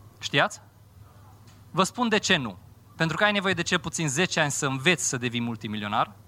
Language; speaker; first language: Romanian; non-native, fluent; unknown